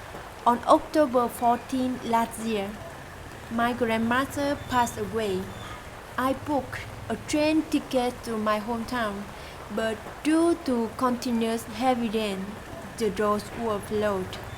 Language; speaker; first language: English; non-native, learner; Vietnamese